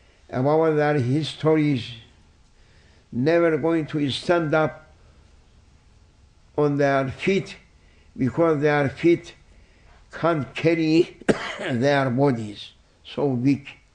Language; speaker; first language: English; non-native, fluent; Turkish